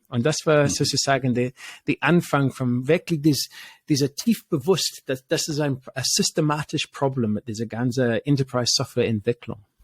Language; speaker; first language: German; non-native, fluent; English